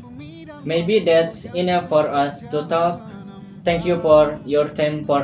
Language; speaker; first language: English; non-native, learner; Indonesian